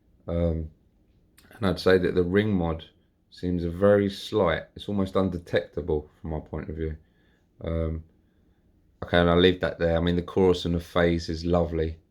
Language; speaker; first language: English; native; English